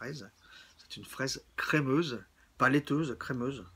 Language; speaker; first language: French; native; French